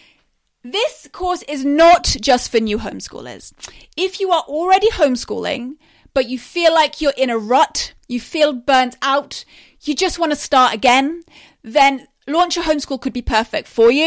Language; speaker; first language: English; native; English